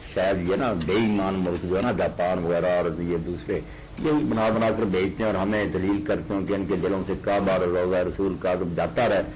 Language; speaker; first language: Urdu; non-native, local second language; Punjabi